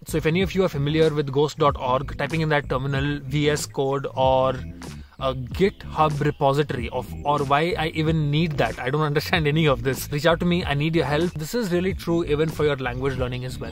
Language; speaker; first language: English; non-native, local second language; Hindi